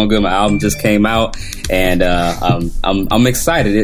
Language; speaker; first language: English; native; English